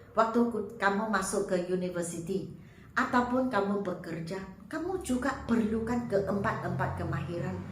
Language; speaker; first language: Malay; non-native, local second language; Chinese